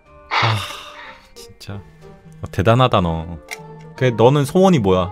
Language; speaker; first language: Korean; native; Korean